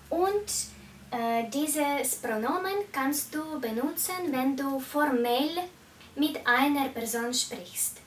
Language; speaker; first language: German; non-native, fluent; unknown